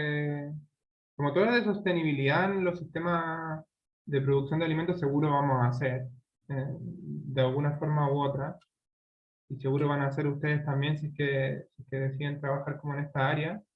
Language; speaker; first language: Spanish; native; Spanish